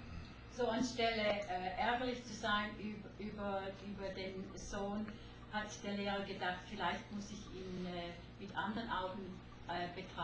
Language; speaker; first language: German; non-native, fluent; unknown